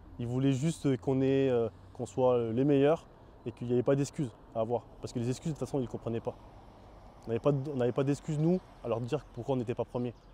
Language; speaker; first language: French; early bilingual, other home language; Vietnamese